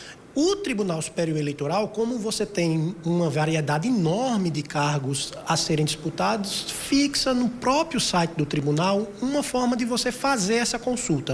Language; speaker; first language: Portuguese; native; Portuguese